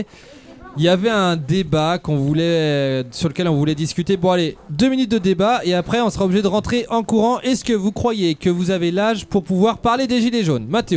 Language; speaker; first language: French; native; French